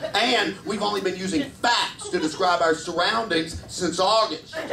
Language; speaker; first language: English; native; English